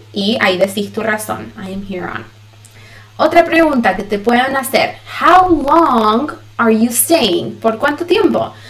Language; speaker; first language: Spanish; early bilingual, heritage; Spanish